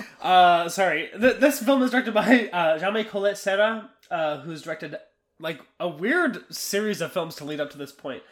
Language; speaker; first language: English; native; English